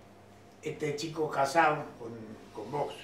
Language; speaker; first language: Spanish; native; Spanish